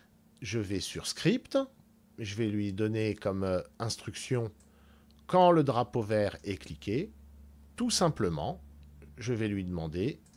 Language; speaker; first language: French; native; French